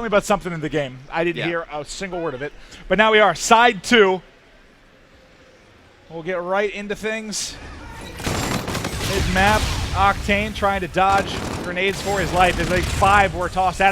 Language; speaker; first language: English; native; English